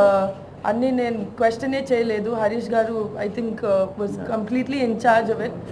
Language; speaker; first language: Telugu; non-native, local second language; Tamil